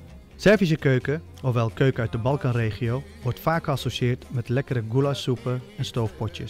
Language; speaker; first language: Dutch; native; Dutch